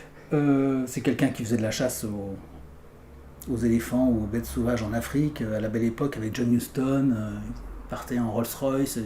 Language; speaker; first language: French; native; French